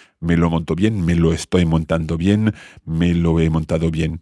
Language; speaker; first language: Spanish; non-native, fluent; English